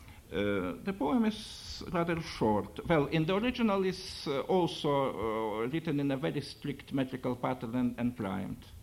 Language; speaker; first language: English; non-native, fluent; Lithuanian